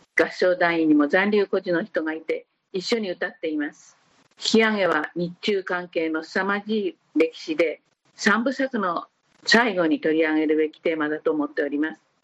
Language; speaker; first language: Japanese; native; Japanese